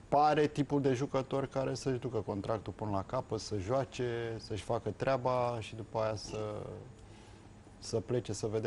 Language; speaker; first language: Romanian; native; Romanian